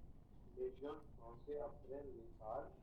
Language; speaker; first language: French; non-native, learner; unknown